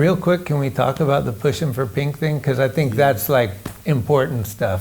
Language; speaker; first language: English; native; English